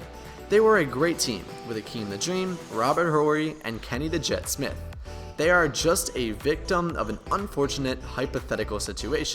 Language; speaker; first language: English; native; English